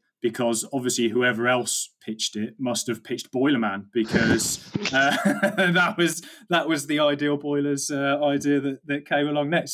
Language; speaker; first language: English; native; English